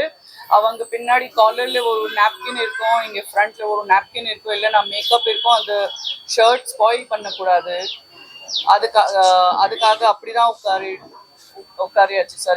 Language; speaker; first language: Tamil; non-native, fluent; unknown